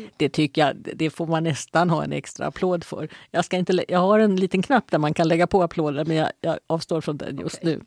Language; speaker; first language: Swedish; native; Swedish